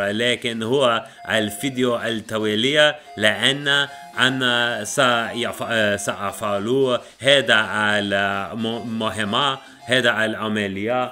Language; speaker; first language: Arabic; non-native, learner; English